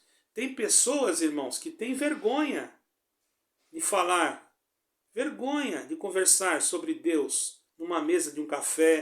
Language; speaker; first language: Portuguese; native; Portuguese